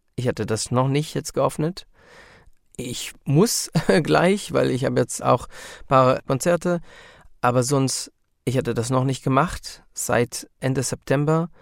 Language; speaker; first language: German; non-native, learner; Hebrew